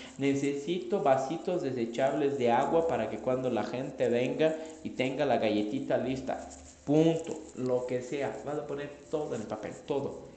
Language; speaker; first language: Spanish; non-native, fluent; Portuguese